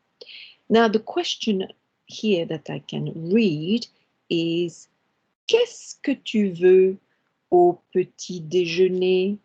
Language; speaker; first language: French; non-native, fluent; English